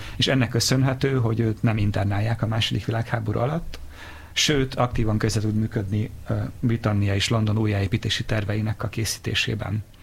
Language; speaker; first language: Hungarian; native; Hungarian